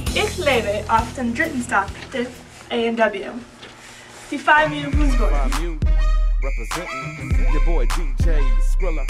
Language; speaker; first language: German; non-native, learner; English